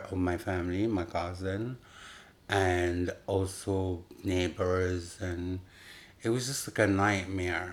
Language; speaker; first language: English; non-native, fluent; Arabic